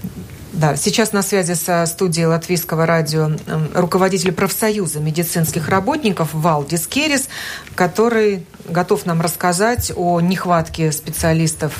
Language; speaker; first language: Russian; native; Russian